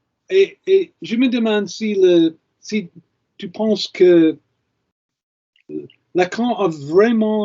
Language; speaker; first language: French; non-native, fluent; English